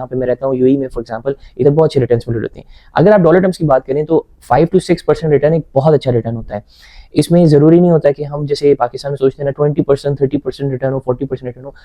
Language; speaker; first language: Urdu; native; Urdu